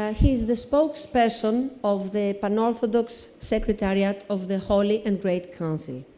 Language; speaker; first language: English; non-native, fluent; Greek